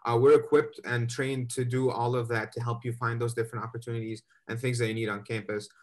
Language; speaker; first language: English; native; English